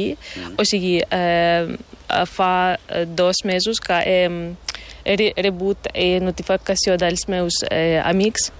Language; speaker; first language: Catalan; non-native, fluent; Ukrainian